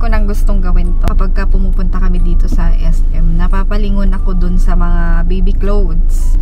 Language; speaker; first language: Filipino; native; Filipino